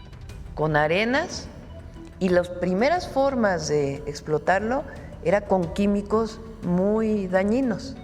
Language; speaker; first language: Spanish; native; Spanish